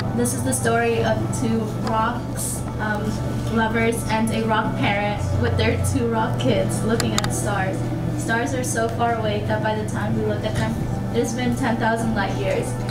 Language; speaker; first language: English; native; English